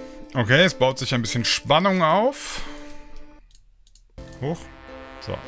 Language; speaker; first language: German; native; German